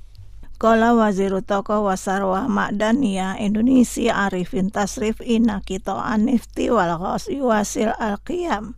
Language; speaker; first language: Arabic; non-native, fluent; Indonesian